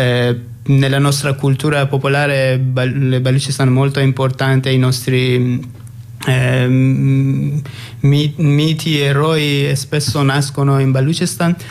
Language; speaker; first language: Italian; non-native, fluent; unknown